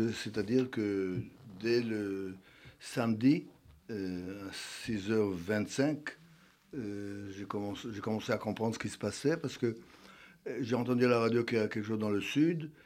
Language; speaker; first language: French; non-native, fluent; Hebrew